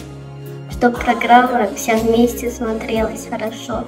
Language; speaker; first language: Russian; early bilingual, heritage; Russian